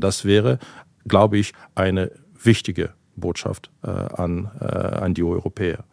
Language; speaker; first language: German; non-native, fluent; Ukrainian